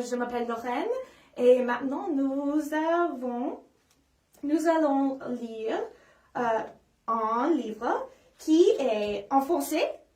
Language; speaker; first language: French; non-native, fluent; English